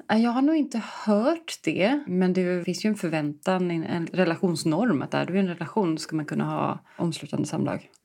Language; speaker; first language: Swedish; native; Swedish